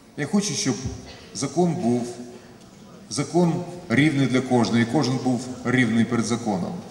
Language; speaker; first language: Ukrainian; non-native, local second language; Russian